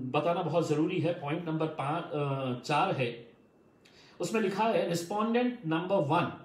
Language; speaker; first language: Hindi; non-native, local second language; Urdu